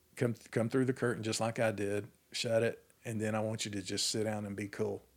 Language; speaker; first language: English; native; English